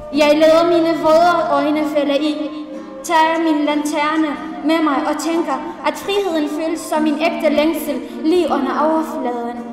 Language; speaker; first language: Danish; non-native, fluent; Central Kurdish